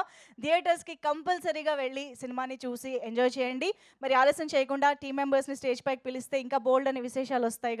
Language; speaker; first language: Telugu; native; Telugu